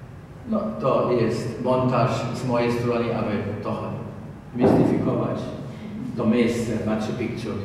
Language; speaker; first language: Polish; non-native, learner; German